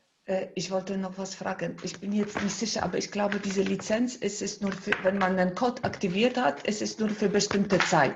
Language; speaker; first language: German; non-native, fluent; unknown